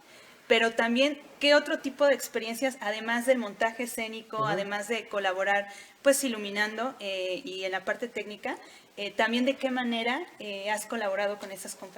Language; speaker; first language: Spanish; native; Spanish